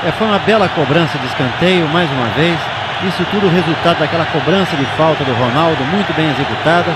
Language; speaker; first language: Portuguese; native; Portuguese